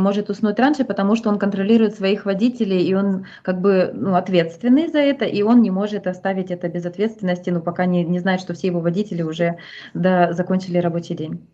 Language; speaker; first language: Russian; native; Russian